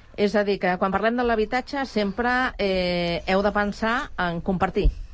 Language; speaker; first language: Catalan; native; Catalan